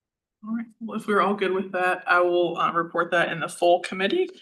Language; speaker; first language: English; native; English